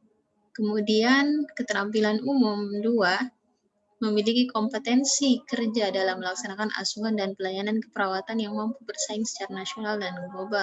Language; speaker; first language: Indonesian; native; Indonesian